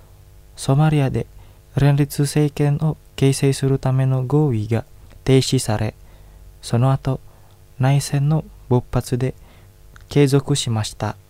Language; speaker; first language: Japanese; non-native, fluent; Indonesian